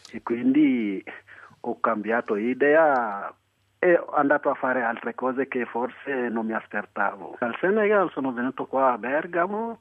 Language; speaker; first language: Italian; non-native, fluent; Wolof